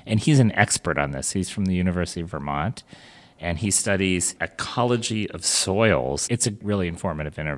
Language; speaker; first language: English; native; English